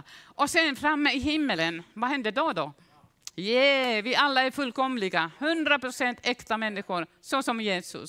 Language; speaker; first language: Swedish; non-native, fluent; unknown